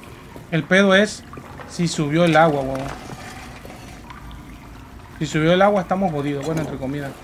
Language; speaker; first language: Spanish; native; Spanish